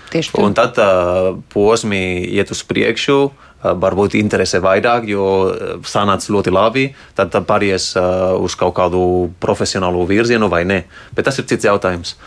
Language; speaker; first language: Latvian; non-native, fluent; Spanish